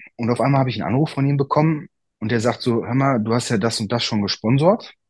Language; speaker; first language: German; native; German